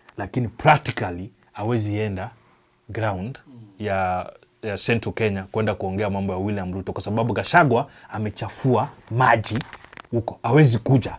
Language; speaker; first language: Swahili; non-native, local second language; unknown